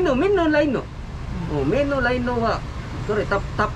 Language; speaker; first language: Japanese; non-native, learner; Cebuano